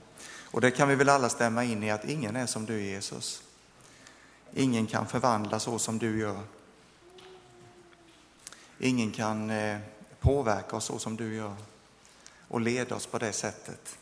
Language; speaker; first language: Swedish; native; Swedish